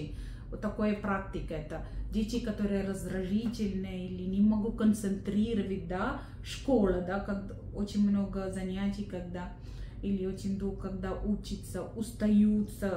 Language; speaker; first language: Russian; non-native, learner; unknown